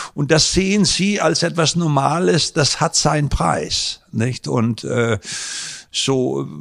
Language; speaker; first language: German; non-native, fluent; Danish